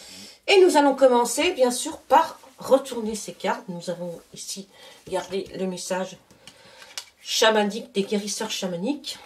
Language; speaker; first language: French; native; French